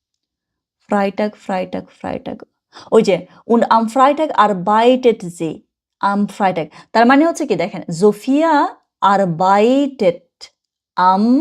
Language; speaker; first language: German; non-native, learner; Bangla